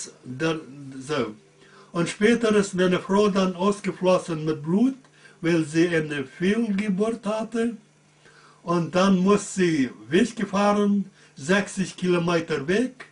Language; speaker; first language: German; early bilingual, heritage; German